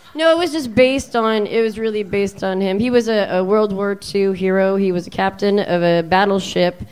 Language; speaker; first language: English; native; English